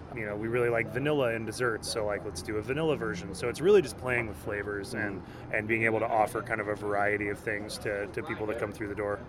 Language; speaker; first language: English; non-native, fluent; Spanish